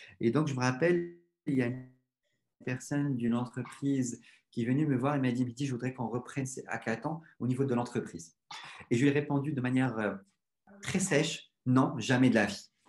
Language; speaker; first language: French; non-native, local second language; Arabic